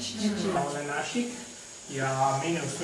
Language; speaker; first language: Estonian; non-native, learner; Bangla